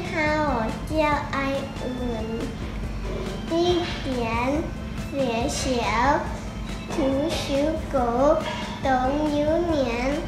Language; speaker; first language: Chinese; non-native, learner; Thai